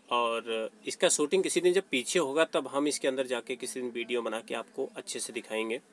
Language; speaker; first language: Hindi; native; Hindi